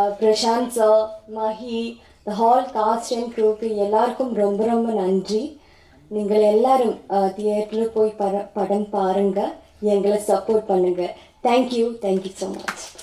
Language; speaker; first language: Tamil; non-native, fluent; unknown